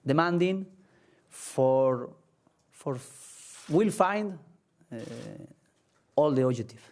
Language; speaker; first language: English; non-native, learner; Spanish